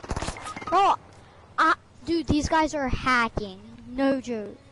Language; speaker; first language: English; native; English